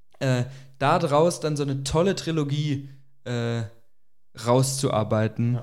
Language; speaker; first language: German; native; German